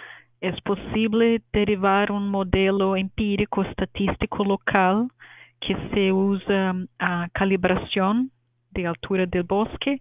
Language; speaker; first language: Spanish; non-native, fluent; Portuguese